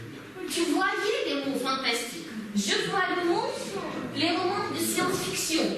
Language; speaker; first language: French; non-native, fluent; Russian